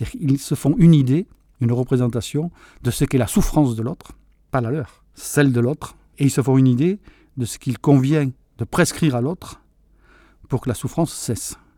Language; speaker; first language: French; early bilingual, other home language; Catalan